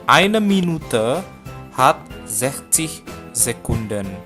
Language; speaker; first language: German; non-native, fluent; Indonesian